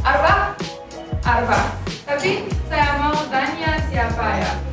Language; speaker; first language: Indonesian; non-native, fluent; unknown